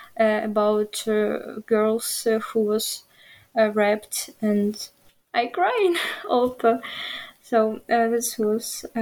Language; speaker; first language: English; non-native, learner; Ukrainian